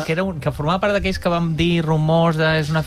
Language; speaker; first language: Catalan; native; Catalan